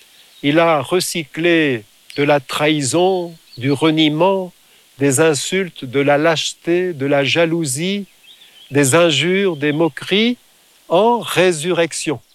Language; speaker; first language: French; native; French